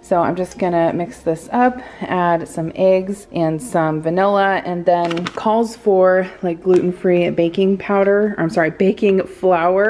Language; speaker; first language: English; native; English